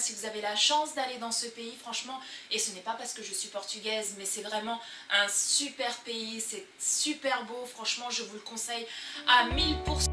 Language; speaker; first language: French; early bilingual, other home language; Portuguese